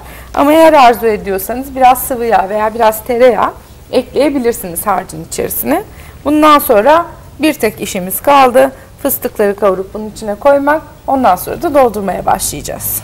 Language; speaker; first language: Turkish; native; Turkish